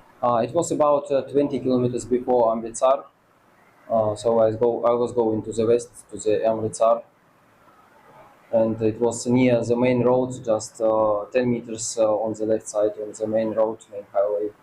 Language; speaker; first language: English; non-native, learner; Russian